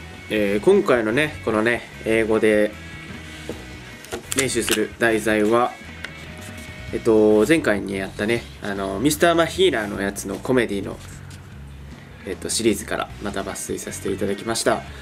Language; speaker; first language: Japanese; native; Japanese